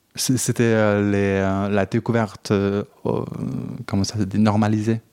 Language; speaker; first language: French; non-native, fluent; Chinese